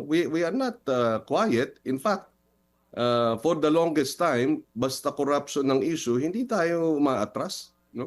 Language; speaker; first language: English; non-native, local second language; Filipino